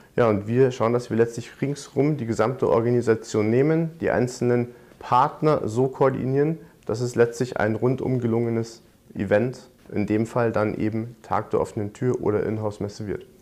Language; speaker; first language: German; native; German